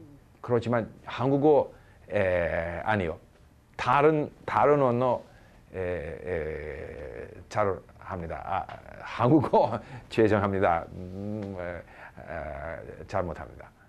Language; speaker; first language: Korean; non-native, learner; English